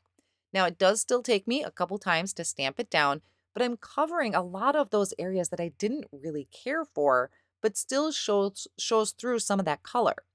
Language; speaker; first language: English; native; English